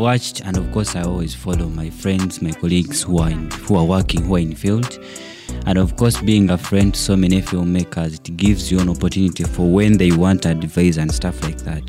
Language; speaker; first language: English; non-native, local second language; Ganda